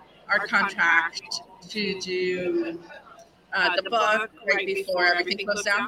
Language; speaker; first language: English; non-native, fluent; Spanish